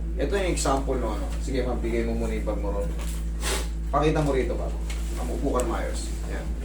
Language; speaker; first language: Filipino; native; Filipino